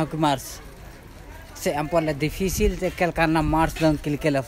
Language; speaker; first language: French; non-native, learner; Hindi